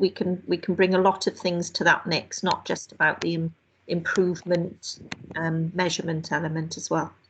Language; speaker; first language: English; native; English